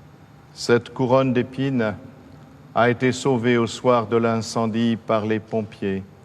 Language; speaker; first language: French; native; French